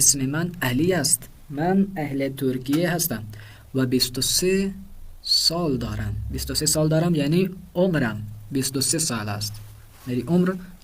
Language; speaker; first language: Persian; non-native, fluent; Urdu